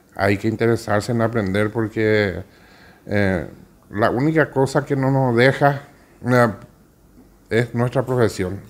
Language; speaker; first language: Spanish; native; Spanish